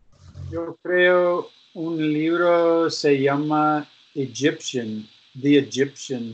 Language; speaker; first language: Spanish; non-native, learner; English